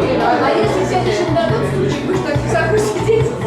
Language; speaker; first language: Russian; native; Russian